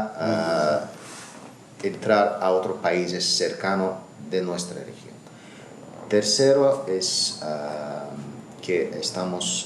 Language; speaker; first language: Spanish; non-native, learner; Azerbaijani